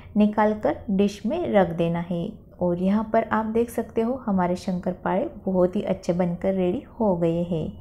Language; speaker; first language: Hindi; non-native, local second language; Marathi